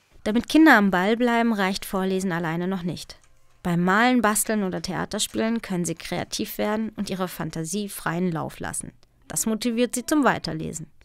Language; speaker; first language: German; native; German